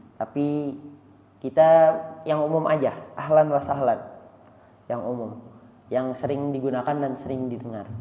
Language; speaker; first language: Indonesian; native; Indonesian